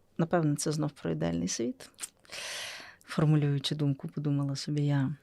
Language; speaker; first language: Ukrainian; native; Ukrainian